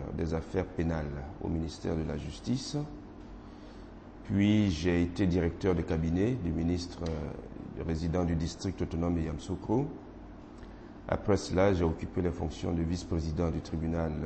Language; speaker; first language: French; non-native, local second language; Baoulé